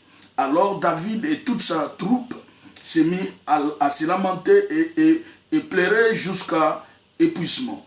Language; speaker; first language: French; non-native, local second language; Lingala